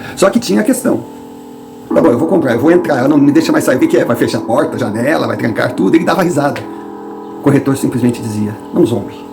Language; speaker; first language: Portuguese; non-native, fluent; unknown